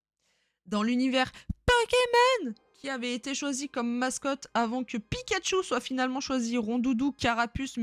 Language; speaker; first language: French; native; French